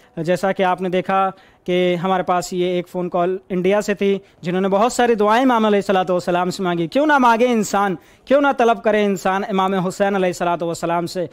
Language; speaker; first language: Urdu; native; Urdu